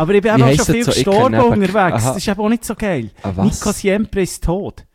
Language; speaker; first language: German; native; German